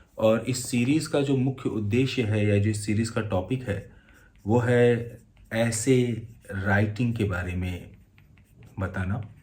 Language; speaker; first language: Hindi; native; Hindi